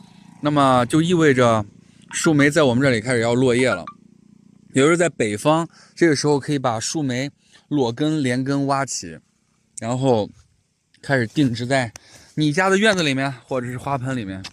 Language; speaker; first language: Chinese; native; Chinese